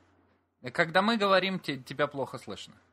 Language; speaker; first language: Russian; native; Russian